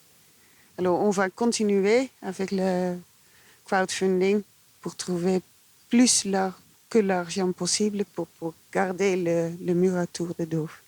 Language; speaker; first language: French; non-native, fluent; Dutch